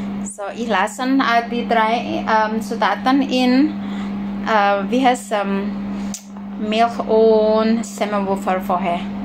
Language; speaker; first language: German; non-native, learner; Indonesian